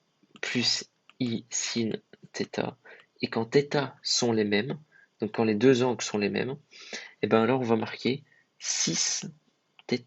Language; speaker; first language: French; native; French